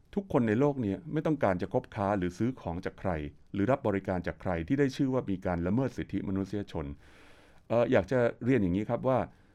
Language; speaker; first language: Thai; native; Thai